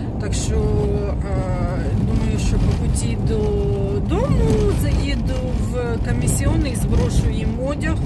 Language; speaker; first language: Ukrainian; non-native, local second language; Russian